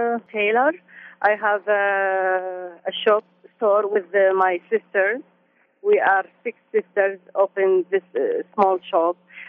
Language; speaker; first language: English; non-native, learner; Arabic